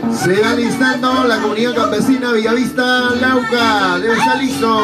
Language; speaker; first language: Spanish; native; Spanish